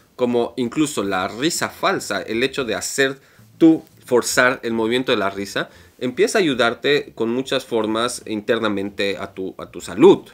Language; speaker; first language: Spanish; native; Spanish